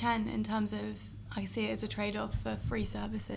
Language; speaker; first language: English; native; English